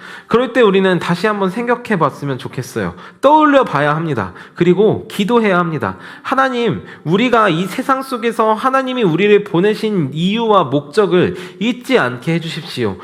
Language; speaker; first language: Korean; native; Korean